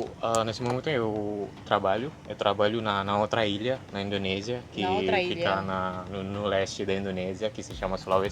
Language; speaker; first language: Portuguese; non-native, fluent; Indonesian